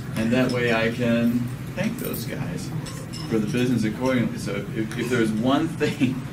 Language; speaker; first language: English; non-native, fluent; Danish